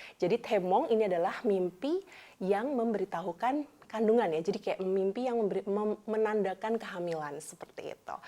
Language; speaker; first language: Indonesian; native; Indonesian